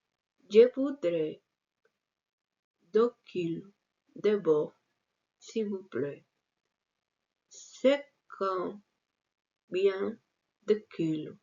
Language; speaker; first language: French; non-native, learner; Spanish